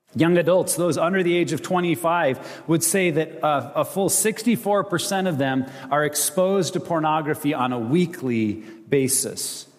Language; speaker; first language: English; native; English